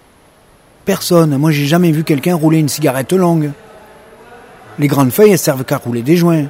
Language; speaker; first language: French; native; French